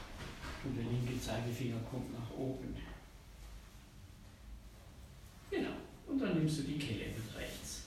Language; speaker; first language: German; native; German